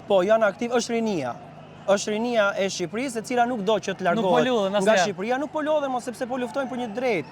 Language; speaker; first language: Albanian; native; Albanian